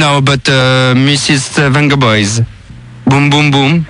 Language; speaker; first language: English; non-native, learner; French